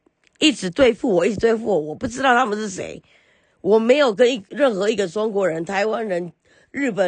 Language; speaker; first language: Chinese; early bilingual, heritage; Chinese